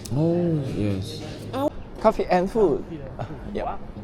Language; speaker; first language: English; non-native, learner; Korean